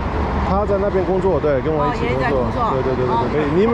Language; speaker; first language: Chinese; non-native, fluent; English